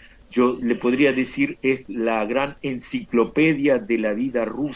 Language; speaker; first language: Spanish; non-native, fluent; Russian